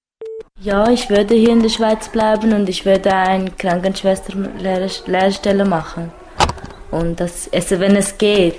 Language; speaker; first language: German; non-native, learner; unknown